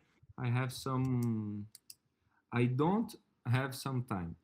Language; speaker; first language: English; non-native, learner; Portuguese